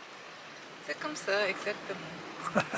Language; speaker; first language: French; non-native, fluent; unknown